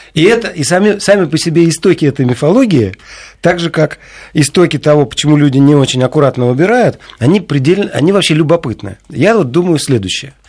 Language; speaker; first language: Russian; native; Russian